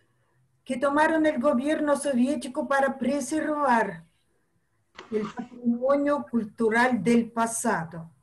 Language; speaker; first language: Spanish; non-native, fluent; Russian